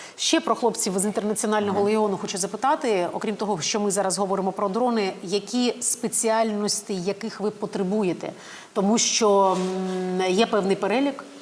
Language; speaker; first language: Ukrainian; native; Ukrainian